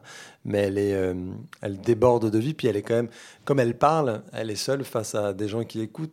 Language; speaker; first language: French; native; French